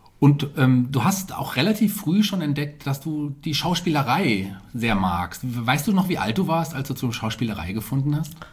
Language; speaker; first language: German; native; German